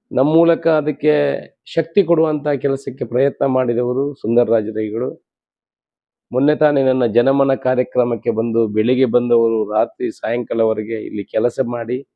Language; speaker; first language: Kannada; non-native, local second language; Tulu